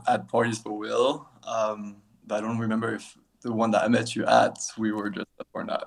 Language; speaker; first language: English; non-native, fluent; French